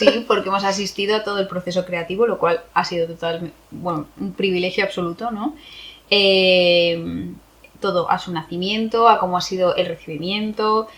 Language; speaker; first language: Spanish; native; Spanish